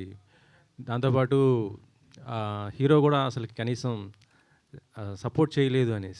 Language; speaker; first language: Telugu; native; Telugu